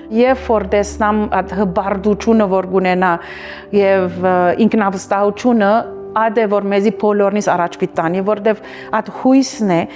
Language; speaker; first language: Armenian; early bilingual, heritage; Armenian